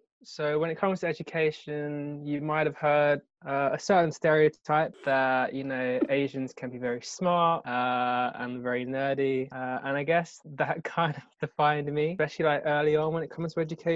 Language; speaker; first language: English; native; English